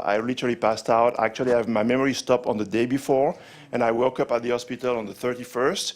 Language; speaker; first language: English; non-native, fluent; French